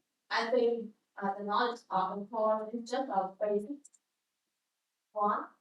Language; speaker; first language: English; non-native, learner; Vietnamese